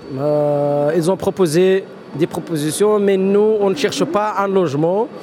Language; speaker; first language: French; non-native, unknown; Arabic